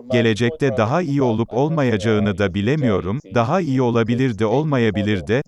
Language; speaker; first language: English; non-native, fluent; Japanese